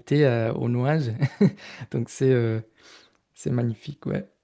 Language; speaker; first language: French; non-native, fluent; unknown